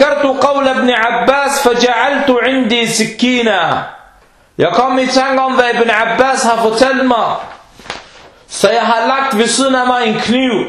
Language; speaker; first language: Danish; non-native, fluent; Arabic